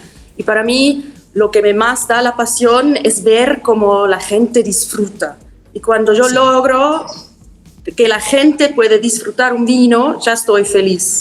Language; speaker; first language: Spanish; non-native, fluent; German